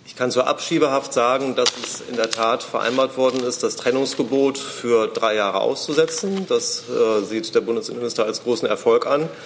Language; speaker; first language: German; native; German